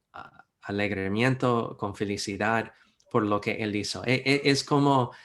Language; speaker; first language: Spanish; non-native, fluent; English